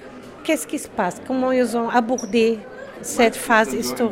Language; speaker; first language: French; non-native, learner; German